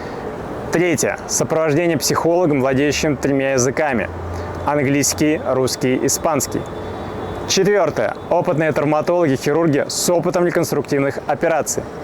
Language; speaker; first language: Russian; native; Russian